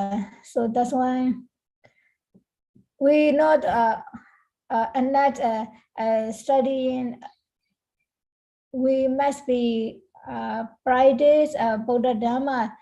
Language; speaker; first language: English; non-native, learner; Burmese